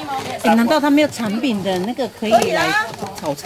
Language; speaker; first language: Chinese; native; Chinese